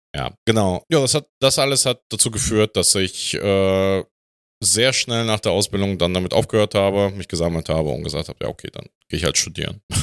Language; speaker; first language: German; non-native, fluent; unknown